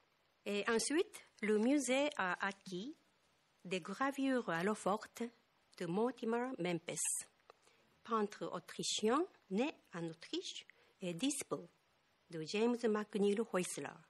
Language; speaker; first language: French; non-native, fluent; Japanese